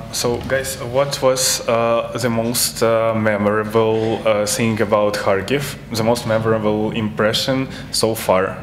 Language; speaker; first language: English; non-native, fluent; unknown